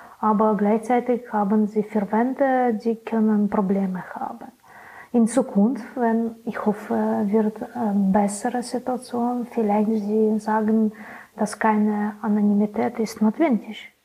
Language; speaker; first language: German; non-native, learner; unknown